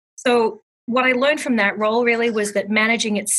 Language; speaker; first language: English; native; English